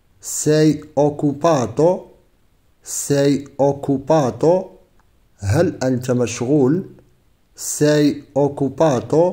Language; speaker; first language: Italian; non-native, fluent; Arabic